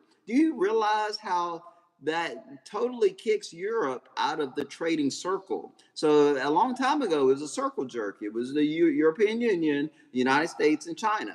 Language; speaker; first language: English; native; English